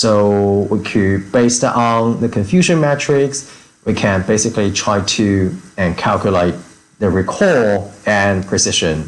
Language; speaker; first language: English; non-native, fluent; Chinese